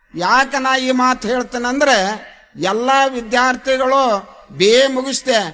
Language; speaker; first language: Kannada; native; Kannada